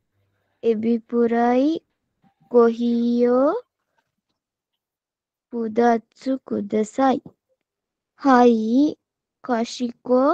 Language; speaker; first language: Japanese; non-native, learner; Sinhala